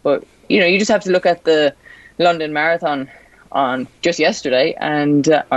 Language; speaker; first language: English; native; English